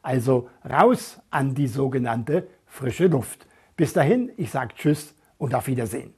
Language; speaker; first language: German; native; German